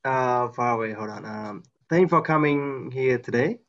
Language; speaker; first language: English; non-native, learner; Albanian